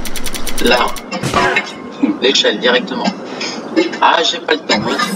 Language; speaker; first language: French; native; French